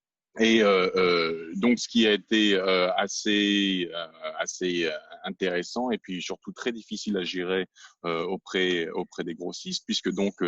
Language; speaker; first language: French; native; French